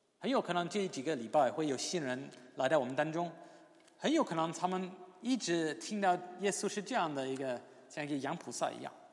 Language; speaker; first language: Chinese; non-native, fluent; English